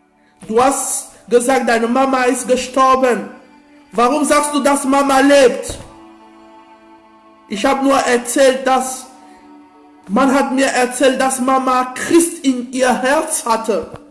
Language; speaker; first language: German; non-native, fluent; French